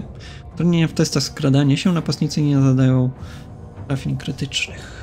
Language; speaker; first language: Polish; native; Polish